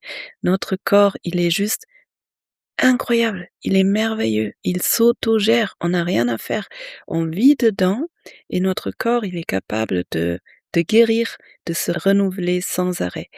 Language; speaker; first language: French; native; French